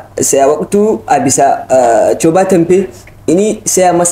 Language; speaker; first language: Indonesian; non-native, learner; Hausa